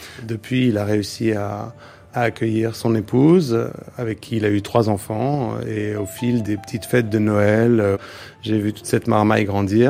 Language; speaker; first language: French; native; French